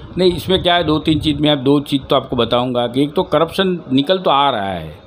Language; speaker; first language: Hindi; native; Hindi